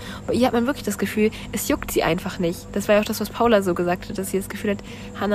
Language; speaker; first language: German; native; German